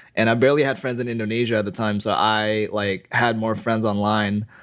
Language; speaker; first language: English; non-native, fluent; Indonesian